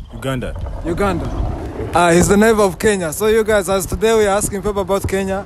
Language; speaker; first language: English; non-native, local second language; Kinyarwanda